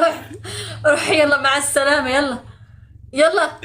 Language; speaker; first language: Arabic; non-native, learner; Pashto